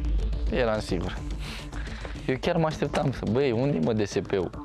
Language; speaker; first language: Romanian; native; Romanian